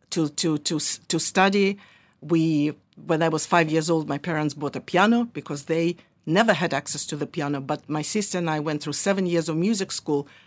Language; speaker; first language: English; early bilingual, other home language; Russian